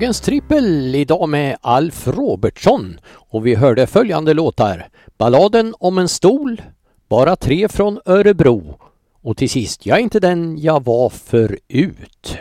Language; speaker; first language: Swedish; native; Swedish